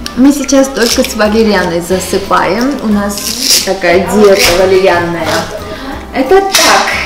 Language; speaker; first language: Russian; non-native, local second language; Armenian